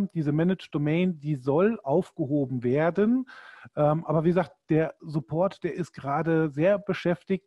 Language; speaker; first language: German; native; German